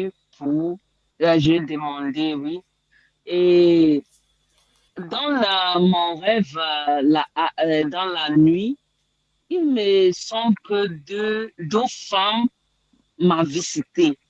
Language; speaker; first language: French; non-native, learner; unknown